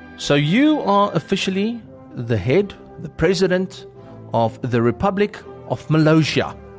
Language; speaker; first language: English; non-native, local second language; Afrikaans